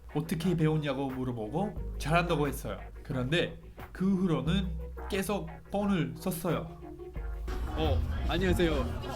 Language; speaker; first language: Korean; non-native, fluent; English